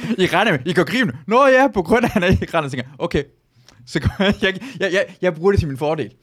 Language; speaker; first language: Danish; early bilingual, other home language; Persian